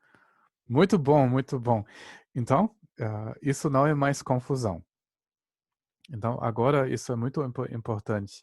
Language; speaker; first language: Portuguese; non-native, fluent; German